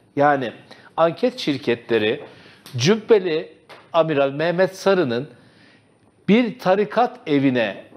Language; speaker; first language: Turkish; native; Turkish